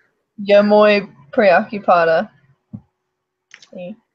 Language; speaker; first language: Spanish; non-native, learner; English